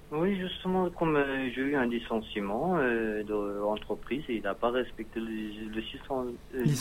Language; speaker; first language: French; non-native, learner; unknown